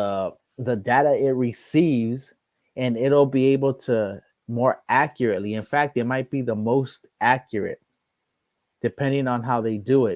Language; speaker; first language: English; native; English